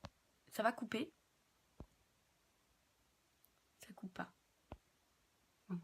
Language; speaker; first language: French; native; French